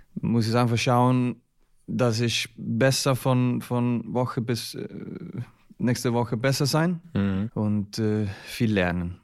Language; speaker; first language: German; non-native, learner; Icelandic